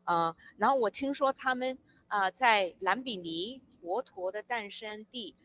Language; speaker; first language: Chinese; early bilingual, heritage; English